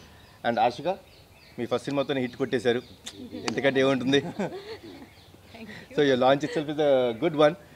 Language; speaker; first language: Telugu; native; Telugu